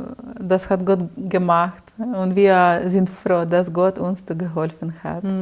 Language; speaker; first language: German; non-native, learner; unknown